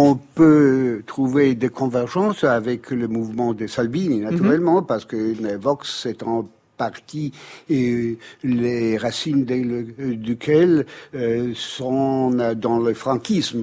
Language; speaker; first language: French; non-native, fluent; Italian